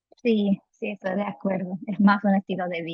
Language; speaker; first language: Spanish; non-native, fluent; English